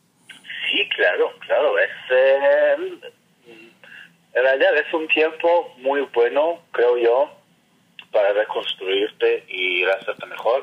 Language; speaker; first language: Spanish; non-native, fluent; Hebrew